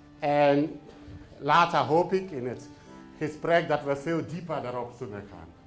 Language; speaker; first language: Dutch; non-native, fluent; English